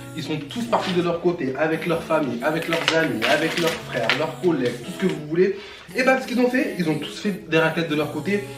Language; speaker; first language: French; early bilingual, other home language; Bambara